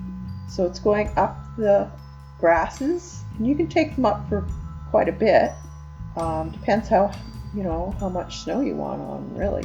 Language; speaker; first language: English; native; English